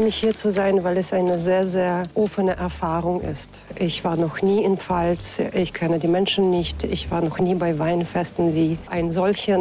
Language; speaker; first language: German; non-native, fluent; Russian